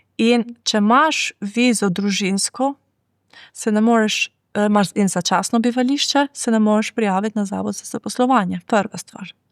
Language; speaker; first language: Slovenian; non-native, fluent; Albanian